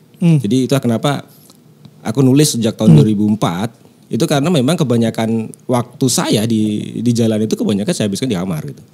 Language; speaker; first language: Indonesian; native; Indonesian